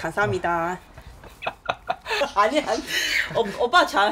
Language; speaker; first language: Korean; non-native, learner; Chinese